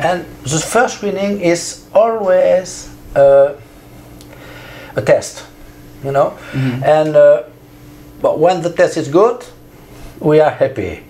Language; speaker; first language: English; non-native, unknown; French